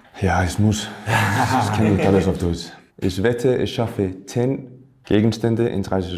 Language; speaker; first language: German; non-native, fluent; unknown